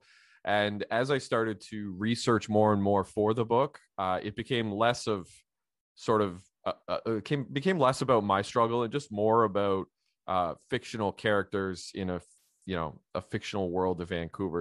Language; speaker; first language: English; native; English